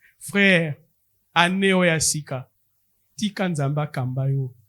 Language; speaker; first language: Lingala; non-native, local second language; Kongo